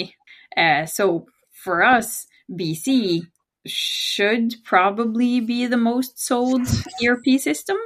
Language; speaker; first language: English; non-native, fluent; Norwegian